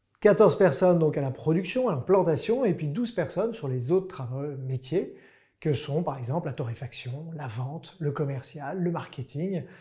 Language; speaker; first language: French; native; French